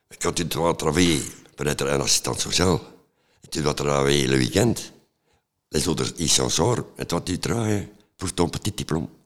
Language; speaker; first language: French; non-native, local second language; Dutch